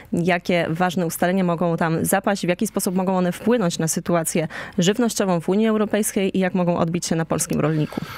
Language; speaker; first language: Polish; native; Polish